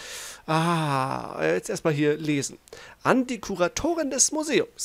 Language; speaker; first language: German; native; German